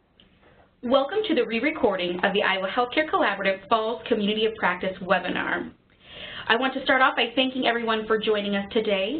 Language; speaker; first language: English; native; English